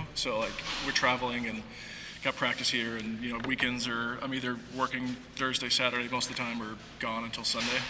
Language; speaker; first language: English; native; English